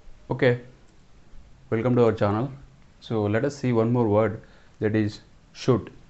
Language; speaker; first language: English; non-native, local second language; Telugu